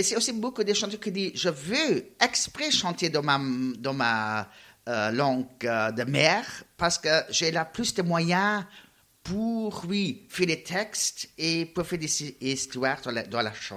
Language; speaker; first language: French; non-native, learner; Luxembourgish